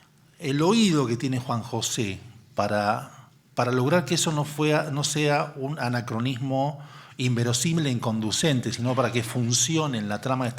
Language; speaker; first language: Spanish; native; Spanish